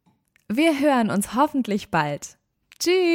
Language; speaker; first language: German; native; German